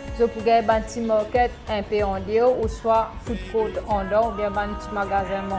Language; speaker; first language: French; non-native, local second language; Morisyen